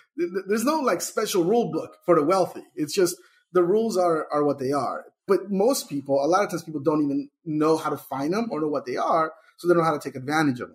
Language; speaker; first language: English; early bilingual, other home language; Spanish